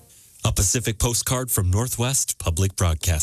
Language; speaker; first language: English; native; English